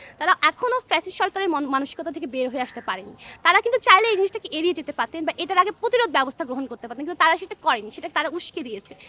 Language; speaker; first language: Bangla; non-native, local second language; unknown